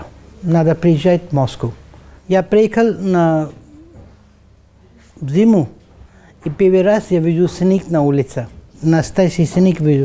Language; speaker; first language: Russian; non-native, learner; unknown